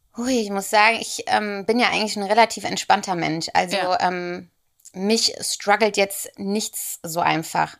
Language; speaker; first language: German; early bilingual, other home language; Italian